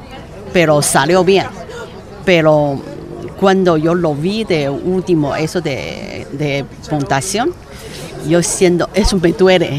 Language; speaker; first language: Spanish; non-native, learner; Chinese